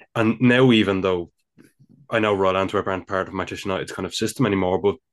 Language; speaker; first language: English; native; English